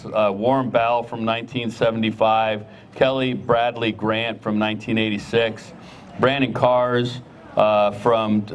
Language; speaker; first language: English; native; English